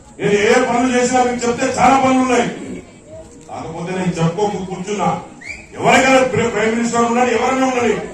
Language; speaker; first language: Telugu; non-native, local second language; Lambadi